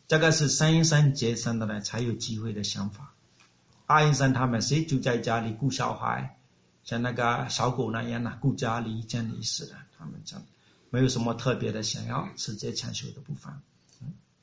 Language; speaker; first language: Chinese; non-native, fluent; Burmese